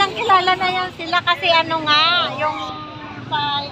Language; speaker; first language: Filipino; native; Filipino